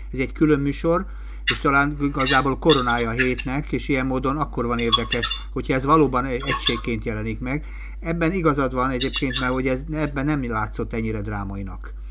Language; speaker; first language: Hungarian; native; Hungarian